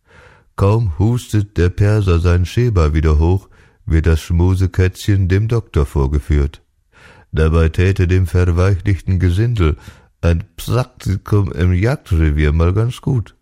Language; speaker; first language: German; native; German